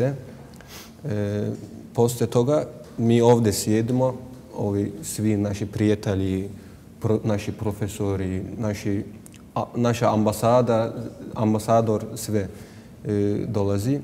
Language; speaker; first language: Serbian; non-native, learner; Turkish